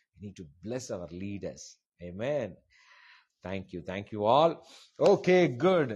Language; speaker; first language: English; non-native, local second language; Tamil